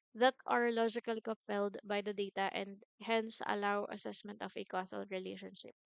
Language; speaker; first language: English; non-native, local second language; Filipino